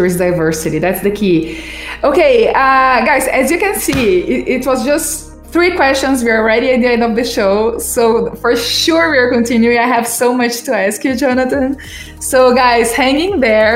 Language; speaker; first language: English; non-native, fluent; Portuguese